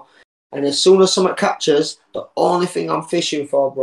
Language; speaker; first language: English; native; English